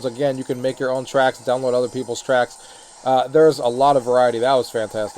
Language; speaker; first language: English; native; English